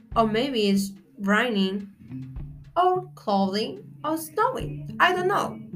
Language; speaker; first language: English; non-native, learner; Spanish